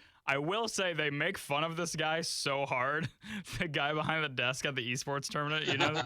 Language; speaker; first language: English; native; English